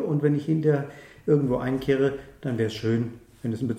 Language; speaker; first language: German; native; German